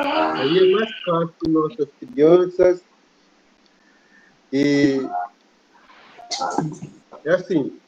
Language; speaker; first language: Portuguese; non-native, local second language; Kayapó